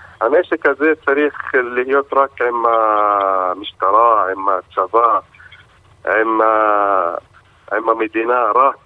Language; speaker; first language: Hebrew; non-native, local second language; Arabic